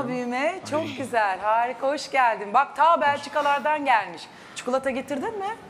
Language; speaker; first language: Turkish; native; Turkish